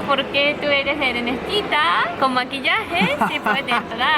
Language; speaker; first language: Spanish; non-native, fluent; Japanese